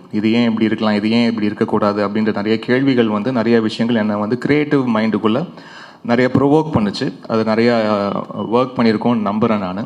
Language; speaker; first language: Tamil; native; Tamil